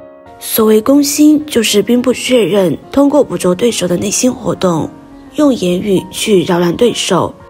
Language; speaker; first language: Chinese; native; Chinese